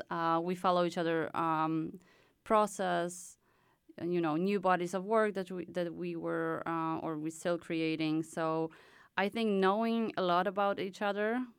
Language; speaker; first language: English; non-native, fluent; Polish